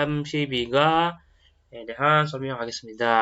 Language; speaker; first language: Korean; non-native, fluent; Indonesian